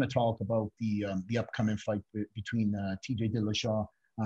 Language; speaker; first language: English; native; English